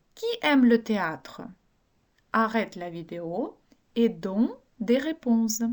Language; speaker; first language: French; non-native, fluent; Ukrainian